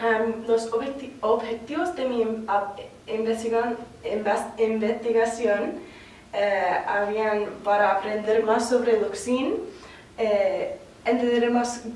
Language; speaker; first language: Spanish; non-native, fluent; English